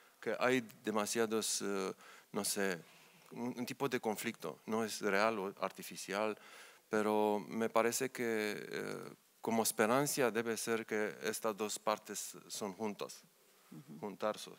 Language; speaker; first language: Spanish; non-native, learner; Romanian